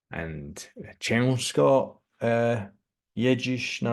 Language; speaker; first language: Polish; non-native, learner; English